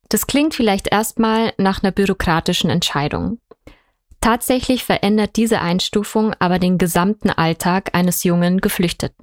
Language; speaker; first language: German; native; German